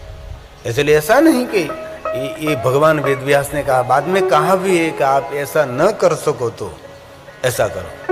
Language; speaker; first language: Hindi; non-native, local second language; Gujarati